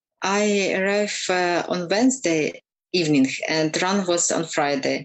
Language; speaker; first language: English; non-native, learner; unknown